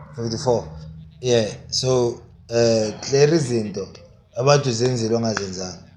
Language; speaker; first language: Zulu; native; Zulu